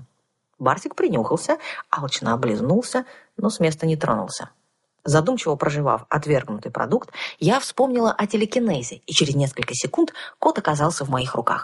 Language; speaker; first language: Russian; native; Russian